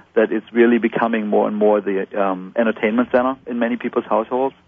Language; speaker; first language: English; non-native, fluent; German